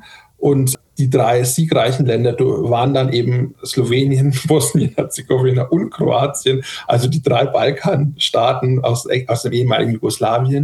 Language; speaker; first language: German; native; German